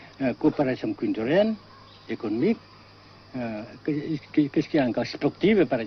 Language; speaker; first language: French; non-native, fluent; Vietnamese